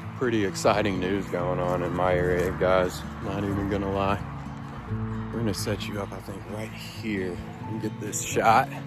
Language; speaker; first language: English; native; English